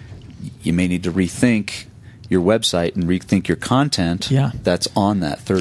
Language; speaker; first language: English; native; English